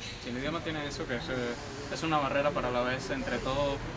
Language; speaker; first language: Spanish; native; Spanish